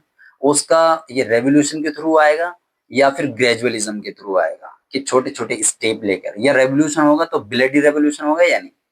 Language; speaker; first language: Hindi; native; Hindi